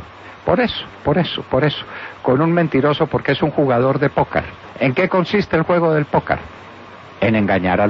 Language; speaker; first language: Spanish; native; Spanish